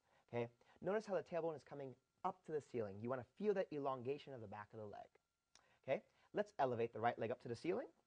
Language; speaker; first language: English; native; English